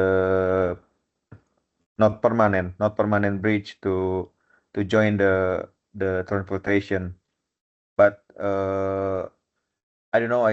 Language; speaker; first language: English; non-native, fluent; Indonesian